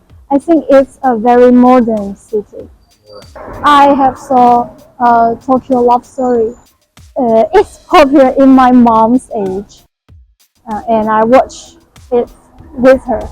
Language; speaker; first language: English; non-native, learner; Chinese